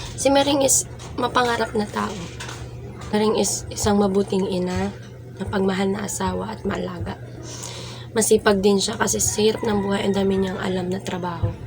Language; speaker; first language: Filipino; non-native, local second language; Bikol